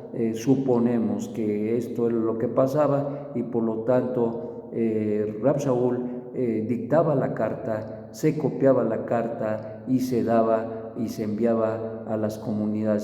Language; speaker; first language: Spanish; native; Spanish